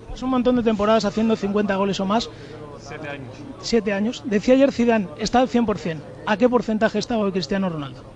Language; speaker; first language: Spanish; native; Spanish